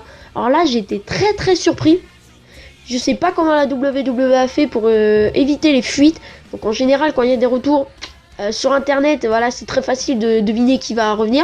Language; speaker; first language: French; native; French